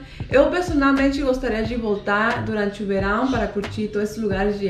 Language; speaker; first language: Portuguese; non-native, fluent; Spanish